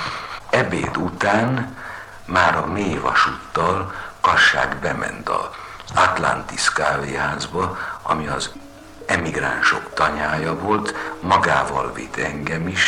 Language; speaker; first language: Hungarian; native; Hungarian